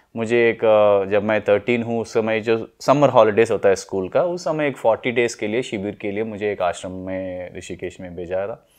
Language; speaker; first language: Hindi; non-native, local second language; Telugu